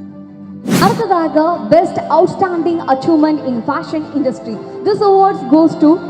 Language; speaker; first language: Tamil; native; Tamil